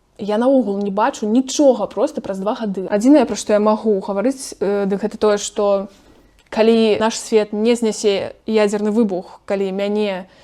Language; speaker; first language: Belarusian; non-native, local second language; Russian